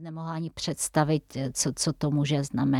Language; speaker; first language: Czech; non-native, fluent; Tatar